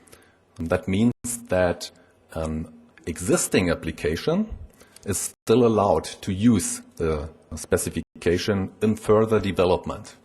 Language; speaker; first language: English; non-native, fluent; German